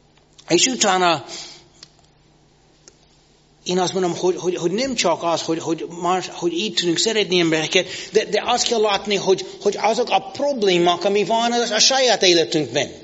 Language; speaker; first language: Hungarian; non-native, fluent; English